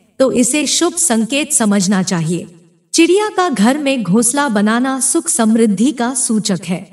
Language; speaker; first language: Hindi; native; Hindi